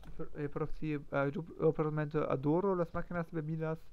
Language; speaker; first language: Spanish; non-native, learner; German